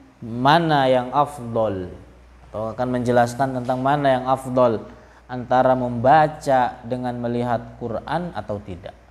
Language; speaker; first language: Indonesian; native; Indonesian